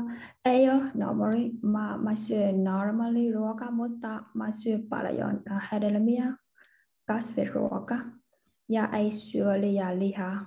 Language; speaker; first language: Finnish; non-native, learner; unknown